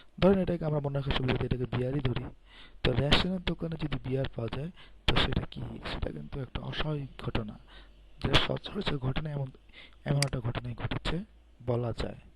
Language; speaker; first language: Bangla; native; Bangla